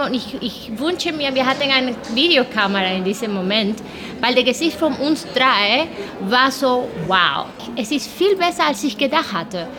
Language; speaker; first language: German; non-native, fluent; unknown